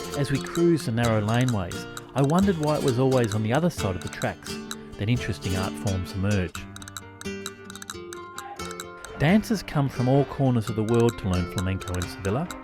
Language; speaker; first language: English; native; English